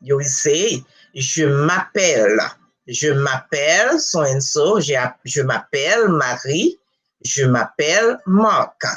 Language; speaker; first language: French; non-native, local second language; Haitian Creole